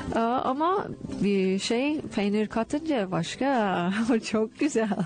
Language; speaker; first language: Turkish; non-native, fluent; English